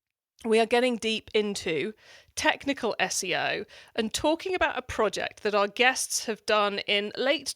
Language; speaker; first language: English; native; English